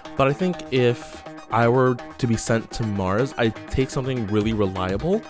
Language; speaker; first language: English; native; English